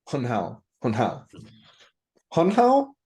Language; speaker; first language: Chinese; non-native, learner; English